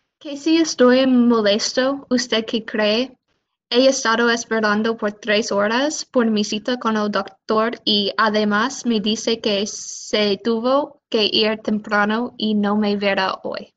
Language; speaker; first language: Spanish; non-native, fluent; English